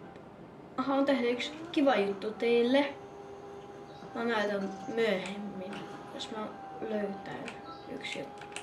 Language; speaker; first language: Finnish; early bilingual, other home language; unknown